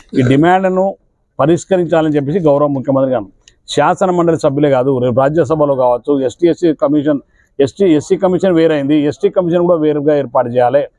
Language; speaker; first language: Telugu; non-native, local second language; Lambadi